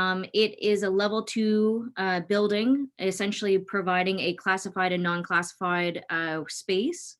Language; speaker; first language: English; native; English